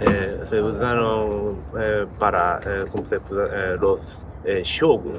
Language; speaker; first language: Spanish; non-native, learner; Japanese